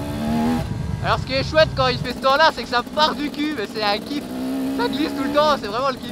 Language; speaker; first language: French; native; French